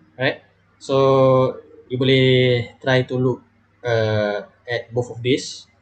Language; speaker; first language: English; non-native, local second language; Malay